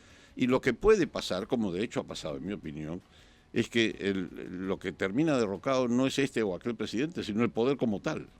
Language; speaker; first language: Spanish; native; Spanish